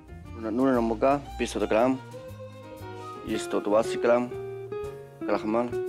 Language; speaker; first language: Russian; non-native, learner; Chinese